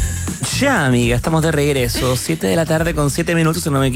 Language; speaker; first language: Spanish; native; Spanish